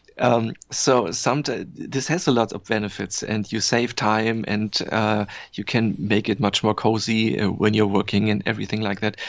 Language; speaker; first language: English; non-native, fluent; German